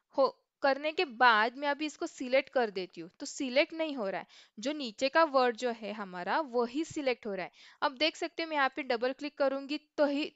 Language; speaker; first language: Hindi; non-native, local second language; Marathi